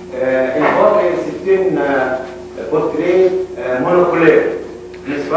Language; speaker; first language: French; non-native, local second language; Arabic